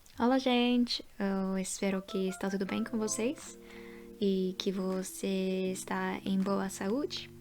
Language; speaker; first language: Portuguese; non-native, fluent; Dutch